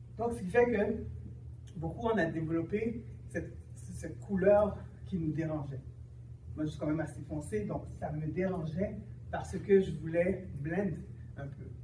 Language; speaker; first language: French; early bilingual, other home language; Haitian Creole